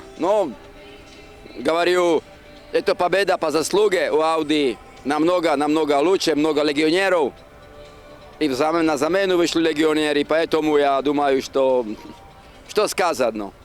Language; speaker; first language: Russian; non-native, fluent; Slovak